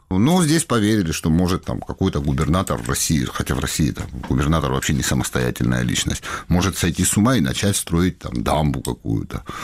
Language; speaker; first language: Russian; non-native, local second language; Georgian